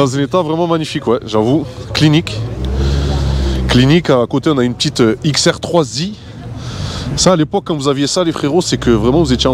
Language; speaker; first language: French; native; French